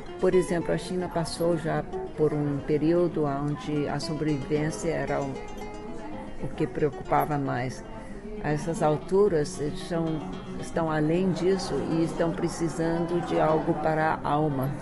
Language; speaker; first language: Portuguese; early bilingual, other home language; Chinese